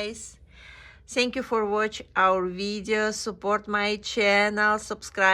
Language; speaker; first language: English; non-native, learner; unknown